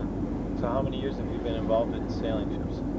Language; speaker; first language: English; native; English